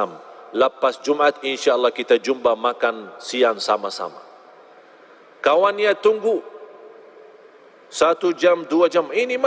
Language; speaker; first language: Indonesian; non-native, fluent; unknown